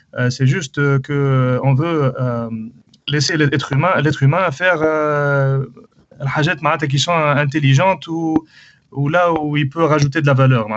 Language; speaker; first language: French; non-native, local second language; Arabic